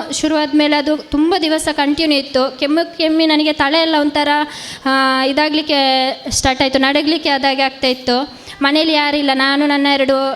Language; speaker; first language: Kannada; non-native, local second language; Konkani